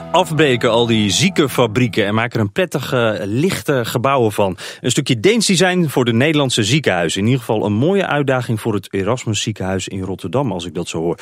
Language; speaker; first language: Dutch; native; Dutch